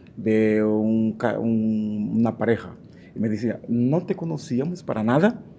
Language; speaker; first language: Spanish; non-native, fluent; Portuguese